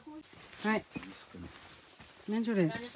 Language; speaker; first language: Japanese; non-native, fluent; Filipino